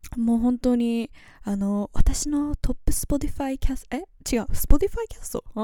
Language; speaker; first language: Japanese; early bilingual, heritage; Japanese